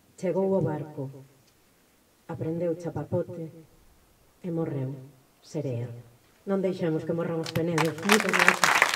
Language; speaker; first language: Galician; non-native, local second language; Spanish